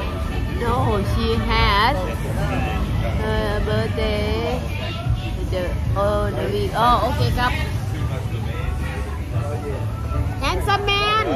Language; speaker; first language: English; non-native, learner; Thai